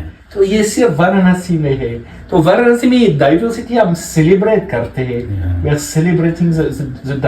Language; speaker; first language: Hindi; non-native, learner; French